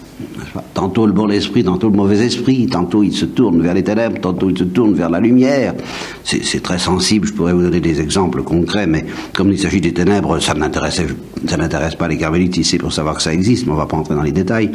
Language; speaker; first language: French; native; French